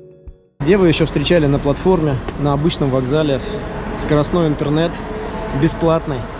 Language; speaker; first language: Russian; native; Russian